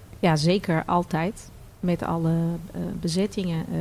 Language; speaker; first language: Dutch; non-native, fluent; Portuguese